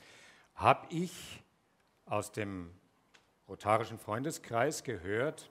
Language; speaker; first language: German; native; German